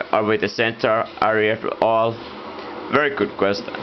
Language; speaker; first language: English; non-native, fluent; Italian